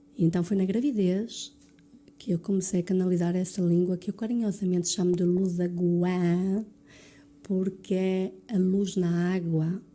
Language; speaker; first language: Portuguese; early bilingual, other home language; French